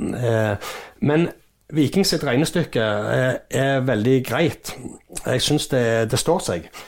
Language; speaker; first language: Norwegian; native; Norwegian